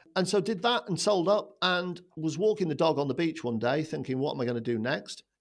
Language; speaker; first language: English; native; English